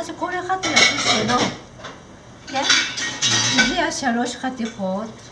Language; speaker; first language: Hebrew; non-native, fluent; Russian